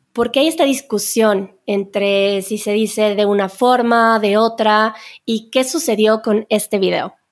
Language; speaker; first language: Spanish; native; Spanish